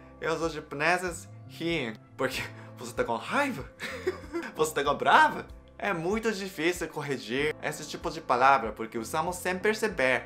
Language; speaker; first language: Portuguese; non-native, learner; Japanese